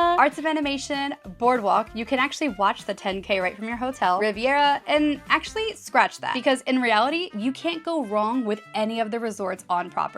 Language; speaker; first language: English; native; English